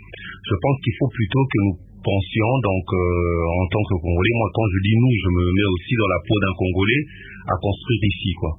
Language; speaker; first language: French; non-native, local second language; Lingala